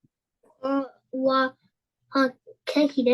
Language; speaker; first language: Japanese; non-native, learner; English